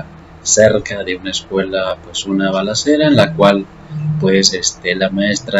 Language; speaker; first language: Spanish; native; Spanish